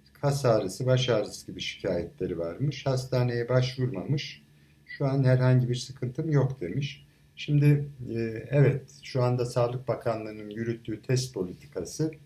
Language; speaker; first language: Turkish; native; Turkish